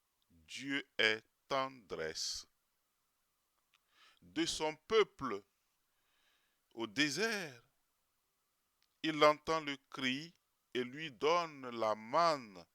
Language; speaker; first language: French; native; French